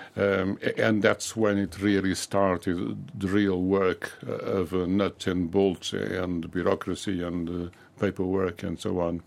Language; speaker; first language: English; non-native, fluent; Portuguese